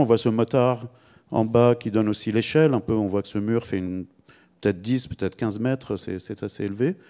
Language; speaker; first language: French; native; French